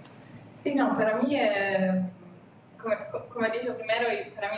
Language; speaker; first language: Spanish; native; Spanish